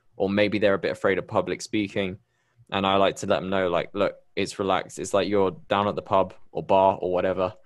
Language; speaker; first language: English; native; English